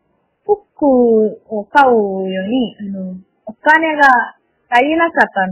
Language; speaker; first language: Japanese; non-native, learner; Malayalam